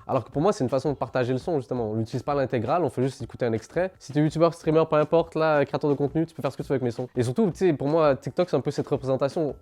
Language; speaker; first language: French; early bilingual, other home language; Arabic